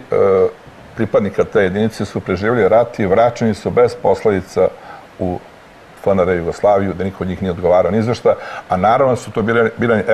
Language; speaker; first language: Croatian; native; Croatian